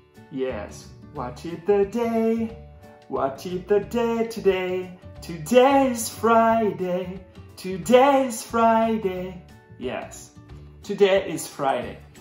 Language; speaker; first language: English; non-native, fluent; French